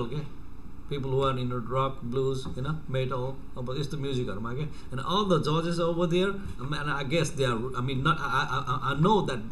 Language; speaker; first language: English; non-native, fluent; Nepali